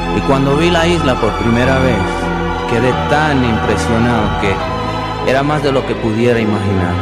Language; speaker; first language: Spanish; early bilingual, heritage; Spanish